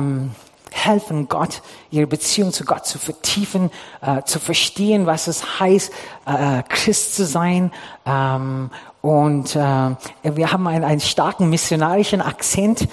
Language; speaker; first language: German; non-native, fluent; English